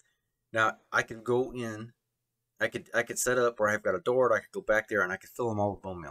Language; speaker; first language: English; native; English